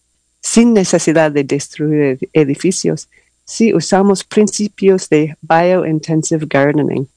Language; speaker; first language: Spanish; non-native, learner; English